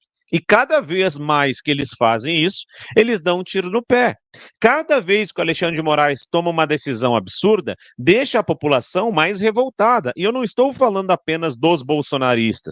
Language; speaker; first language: Portuguese; native; Portuguese